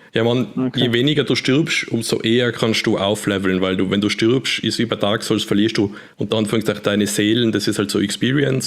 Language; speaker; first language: German; native; German